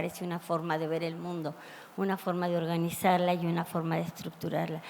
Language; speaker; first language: Spanish; native; Spanish